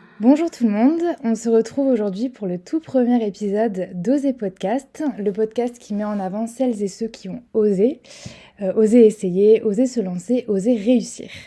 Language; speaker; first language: French; native; French